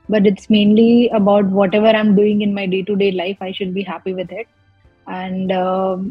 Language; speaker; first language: English; non-native, local second language; Gujarati